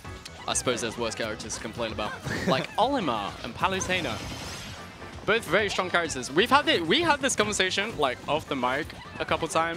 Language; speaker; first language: English; native; English